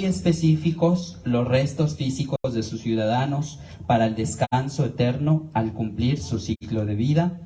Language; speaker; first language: Spanish; native; Spanish